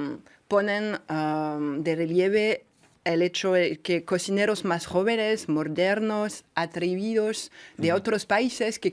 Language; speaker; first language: Spanish; non-native, fluent; French